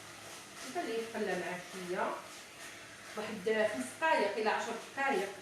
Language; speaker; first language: Arabic; native; Arabic